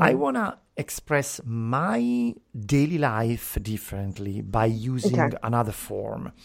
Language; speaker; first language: English; non-native, fluent; Italian